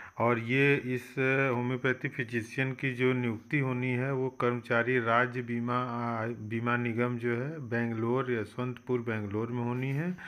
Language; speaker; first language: Hindi; native; Hindi